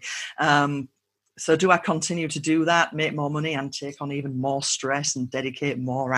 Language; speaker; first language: English; native; English